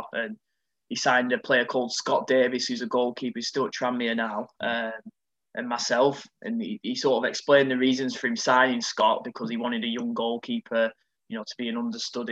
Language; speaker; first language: English; native; English